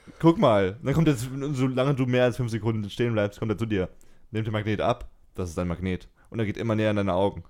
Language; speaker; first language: German; native; German